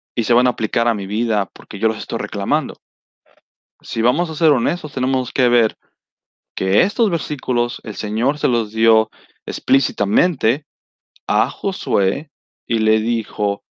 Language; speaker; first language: Spanish; early bilingual, heritage; Spanish